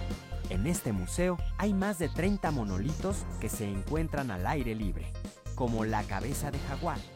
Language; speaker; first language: Spanish; native; Spanish